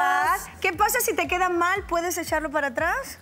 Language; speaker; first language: Spanish; native; Spanish